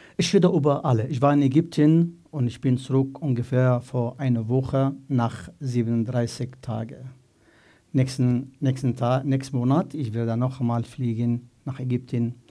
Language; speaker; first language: German; non-native, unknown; Arabic